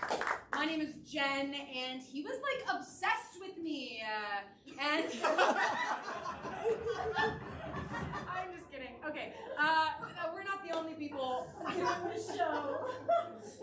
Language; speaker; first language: English; native; English